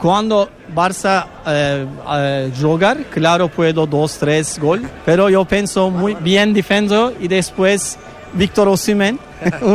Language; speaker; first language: Spanish; non-native, learner; Turkish